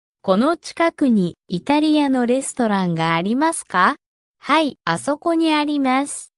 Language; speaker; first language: Japanese; non-native, fluent; Korean